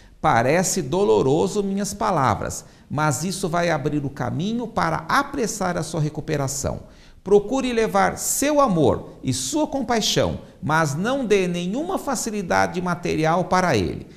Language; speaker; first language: Portuguese; native; Portuguese